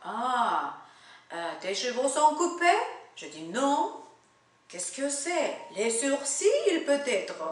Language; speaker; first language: French; non-native, learner; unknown